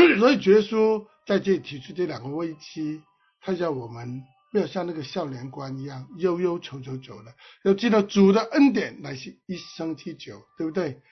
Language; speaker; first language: Chinese; non-native, local second language; Cantonese